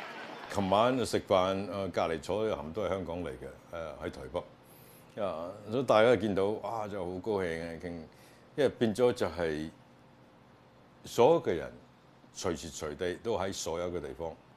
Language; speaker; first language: Chinese; native; Chinese